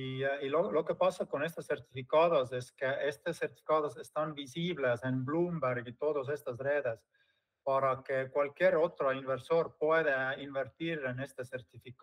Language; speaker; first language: Spanish; non-native, fluent; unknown